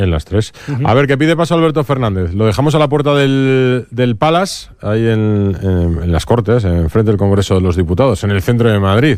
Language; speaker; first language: Spanish; native; Spanish